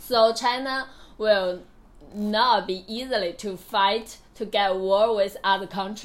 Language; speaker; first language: English; non-native, learner; Chinese